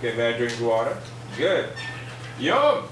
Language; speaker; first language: English; non-native, fluent; Japanese